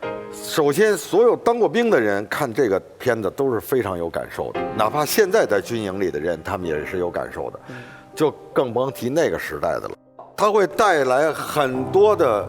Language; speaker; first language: Chinese; native; Chinese